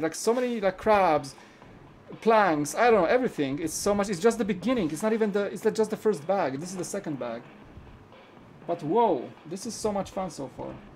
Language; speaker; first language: English; non-native, fluent; Polish